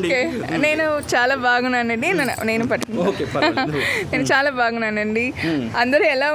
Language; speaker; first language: Telugu; non-native, learner; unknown